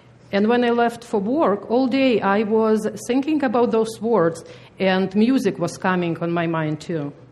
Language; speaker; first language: English; non-native, fluent; Russian